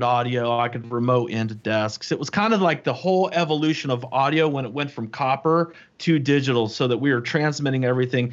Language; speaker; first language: English; native; English